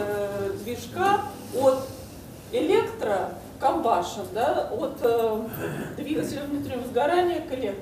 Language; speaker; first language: Russian; native; Russian